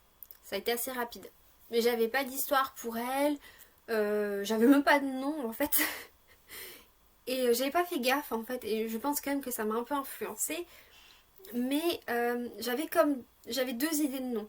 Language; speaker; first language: French; native; French